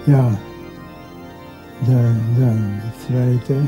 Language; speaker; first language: German; non-native, local second language; Hungarian